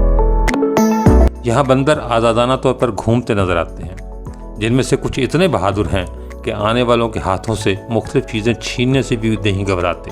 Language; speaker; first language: Urdu; native; Urdu